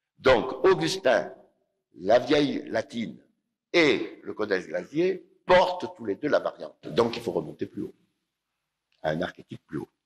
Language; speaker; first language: French; native; French